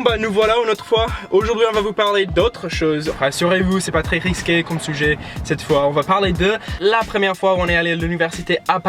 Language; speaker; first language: French; non-native, fluent; English